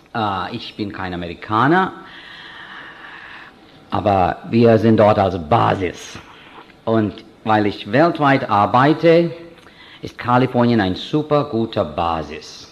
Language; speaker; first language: German; non-native, fluent; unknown